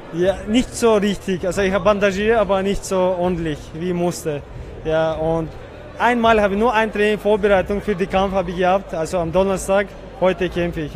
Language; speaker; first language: German; non-native, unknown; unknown